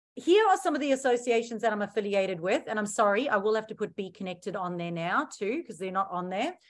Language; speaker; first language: English; native; English